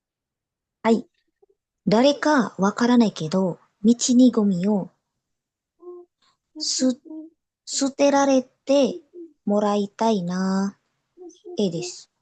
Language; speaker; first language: Japanese; non-native, learner; Indonesian